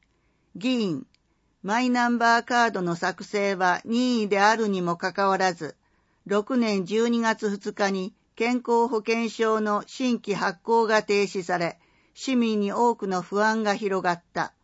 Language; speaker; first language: Japanese; native; Japanese